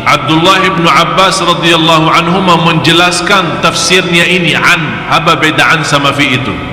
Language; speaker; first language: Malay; non-native, fluent; Arabic